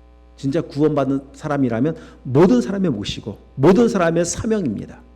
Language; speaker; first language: Korean; native; Korean